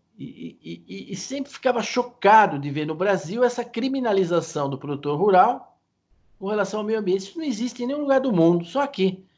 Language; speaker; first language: Portuguese; native; Portuguese